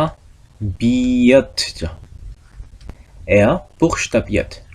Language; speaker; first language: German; non-native, fluent; Korean